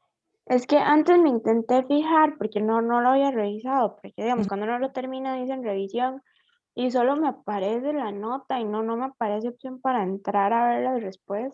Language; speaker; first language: Spanish; native; Spanish